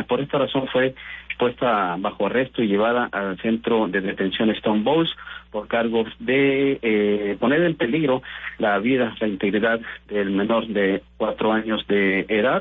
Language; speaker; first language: Spanish; native; Spanish